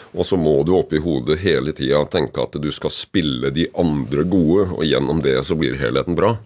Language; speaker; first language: Norwegian; native; Norwegian